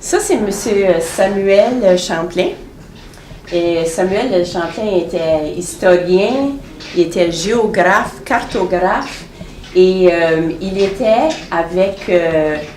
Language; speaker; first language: French; native; French